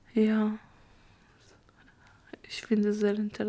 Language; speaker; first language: German; non-native, learner; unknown